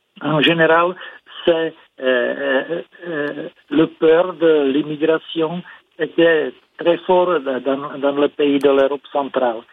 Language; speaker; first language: French; non-native, fluent; Czech